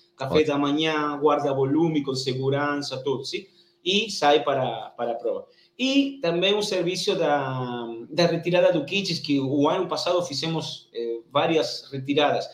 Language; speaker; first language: Portuguese; non-native, learner; Spanish